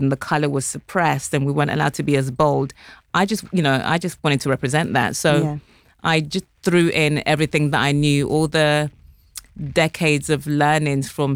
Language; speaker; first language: English; native; English